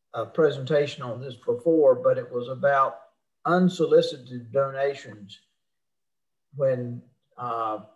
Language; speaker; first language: English; native; English